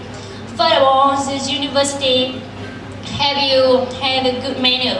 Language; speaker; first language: English; non-native, learner; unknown